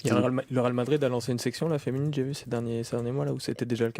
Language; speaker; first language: French; native; French